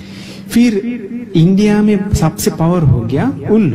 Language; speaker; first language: Hindi; non-native, fluent; Sinhala